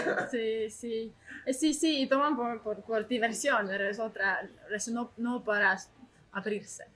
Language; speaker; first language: Spanish; non-native, learner; Estonian